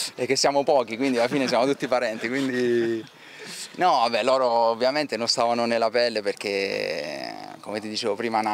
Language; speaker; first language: Italian; native; Italian